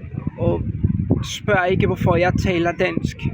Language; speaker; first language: Danish; non-native, learner; Spanish